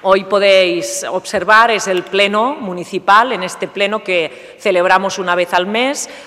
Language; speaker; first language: Spanish; non-native, local second language; Catalan